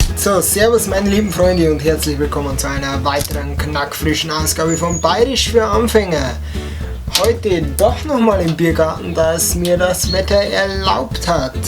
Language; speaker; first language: German; native; German